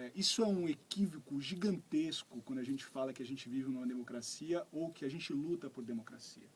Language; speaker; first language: Portuguese; native; Portuguese